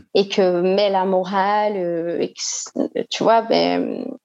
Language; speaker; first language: French; non-native, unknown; Portuguese